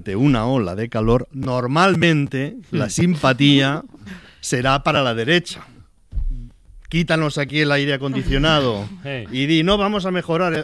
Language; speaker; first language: Spanish; native; Spanish